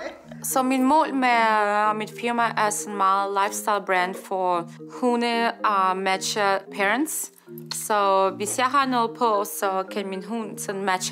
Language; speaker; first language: Danish; early bilingual, heritage; Danish